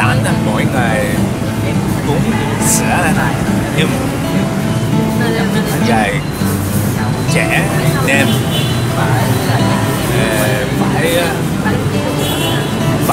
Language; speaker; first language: Vietnamese; non-native, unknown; Japanese